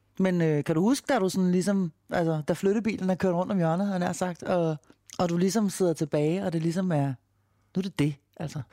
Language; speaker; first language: Danish; native; Danish